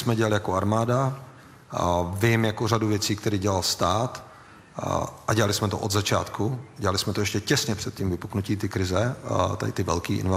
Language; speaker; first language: Czech; native; Czech